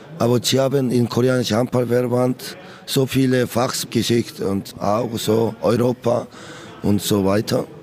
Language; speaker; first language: German; non-native, learner; Korean